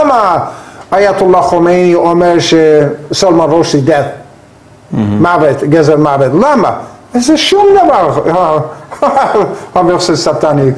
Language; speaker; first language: Hebrew; non-native, learner; Persian